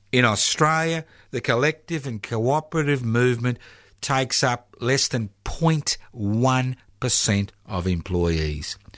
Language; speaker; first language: English; early bilingual, other home language; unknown